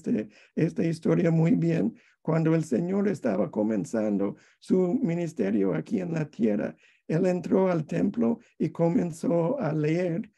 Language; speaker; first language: Spanish; non-native, fluent; English